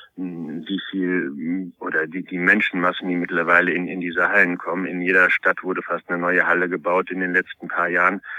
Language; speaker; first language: German; non-native, fluent; Polish